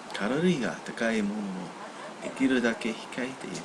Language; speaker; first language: Japanese; non-native, fluent; English